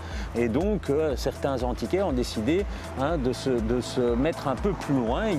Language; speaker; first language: French; native; French